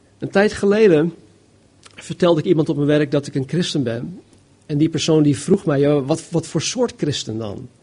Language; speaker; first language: Dutch; non-native, fluent; English